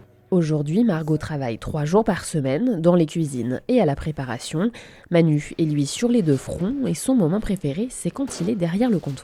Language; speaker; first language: French; native; French